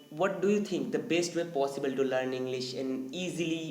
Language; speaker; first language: English; non-native, learner; Bangla